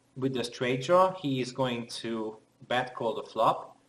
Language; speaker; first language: English; non-native, fluent; Hungarian